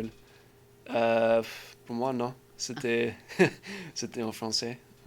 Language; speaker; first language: French; non-native, learner; English